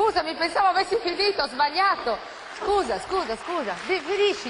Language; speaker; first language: Italian; native; Italian